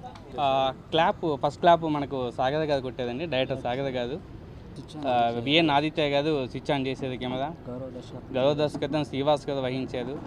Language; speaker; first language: Telugu; native; Telugu